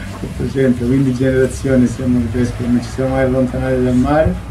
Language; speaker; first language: Italian; native; Italian